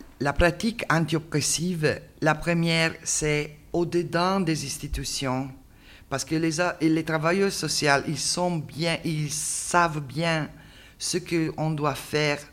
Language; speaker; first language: French; non-native, learner; Italian